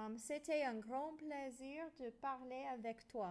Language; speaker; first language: French; non-native, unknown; English